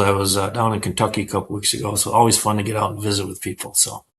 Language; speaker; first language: English; native; English